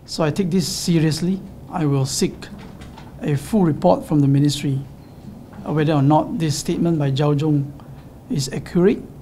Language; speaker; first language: English; non-native, local second language; Chinese